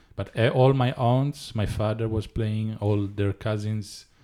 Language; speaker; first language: English; non-native, fluent; Italian